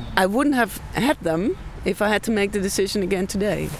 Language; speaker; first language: English; non-native, fluent; Dutch